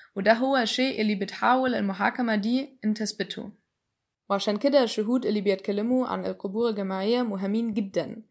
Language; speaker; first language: Arabic; non-native, fluent; German